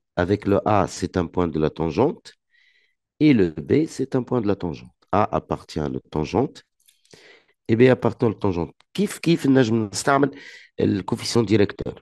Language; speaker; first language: French; non-native, local second language; Arabic